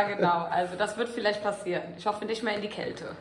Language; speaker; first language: German; native; German